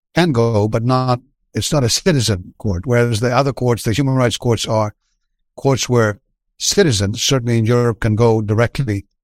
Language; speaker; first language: English; non-native, fluent; Greek